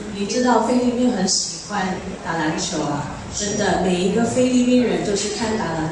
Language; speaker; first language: Chinese; early bilingual, heritage; Chinese